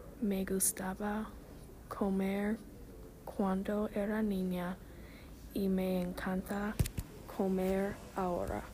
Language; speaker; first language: Spanish; non-native, learner; English